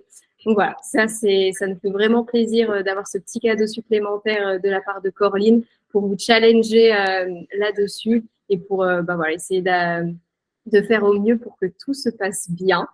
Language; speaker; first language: French; native; French